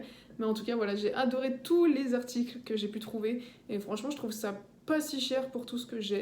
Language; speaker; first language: French; native; French